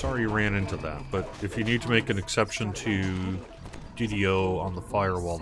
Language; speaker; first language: English; native; English